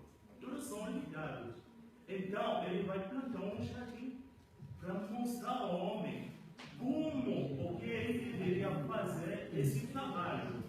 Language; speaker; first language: Portuguese; non-native, learner; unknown